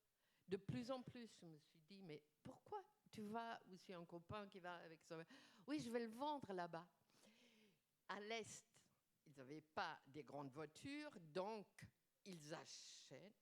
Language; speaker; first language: French; non-native, fluent; German